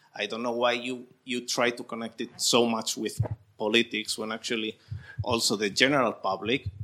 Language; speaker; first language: English; non-native, fluent; Spanish